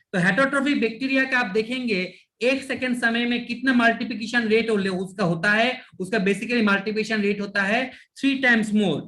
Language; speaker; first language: Hindi; non-native, local second language; Bangla